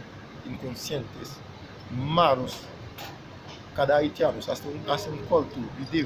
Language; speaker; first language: Spanish; non-native, fluent; Haitian Creole